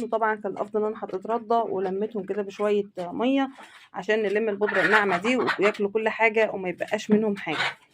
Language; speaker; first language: Arabic; native; Arabic